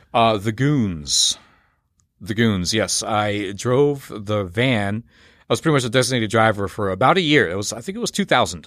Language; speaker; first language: English; native; English